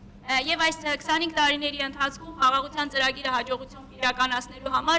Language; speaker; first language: Armenian; native; Armenian